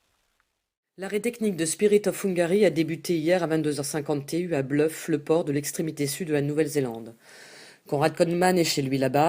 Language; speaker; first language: French; native; French